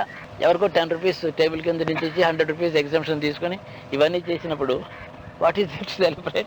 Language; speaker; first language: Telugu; native; Telugu